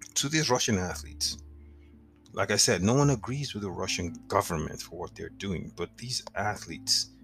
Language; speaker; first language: English; non-native, local second language; Yoruba